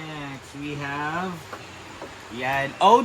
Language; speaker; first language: Filipino; non-native, local second language; Cebuano